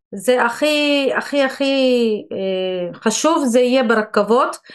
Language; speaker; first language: Hebrew; non-native, local second language; Arabic